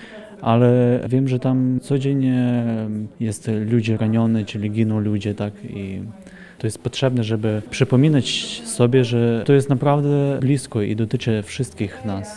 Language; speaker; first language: Polish; non-native, fluent; Ukrainian